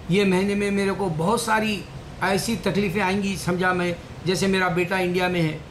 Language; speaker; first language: Urdu; native; Urdu